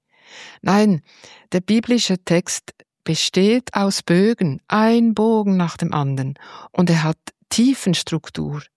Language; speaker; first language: German; native; German